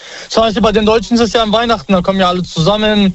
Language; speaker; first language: German; early bilingual, other home language; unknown